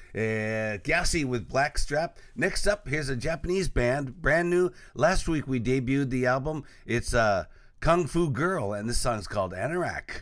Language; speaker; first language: English; native; English